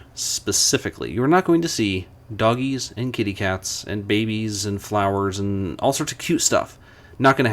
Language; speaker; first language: English; native; English